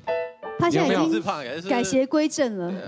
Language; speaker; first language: Chinese; native; Chinese